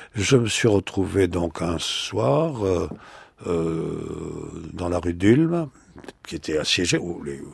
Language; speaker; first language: French; native; French